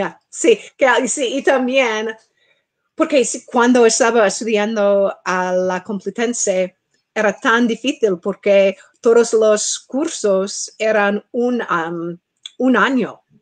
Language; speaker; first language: Spanish; non-native, fluent; English